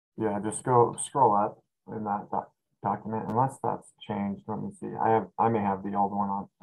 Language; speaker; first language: English; native; English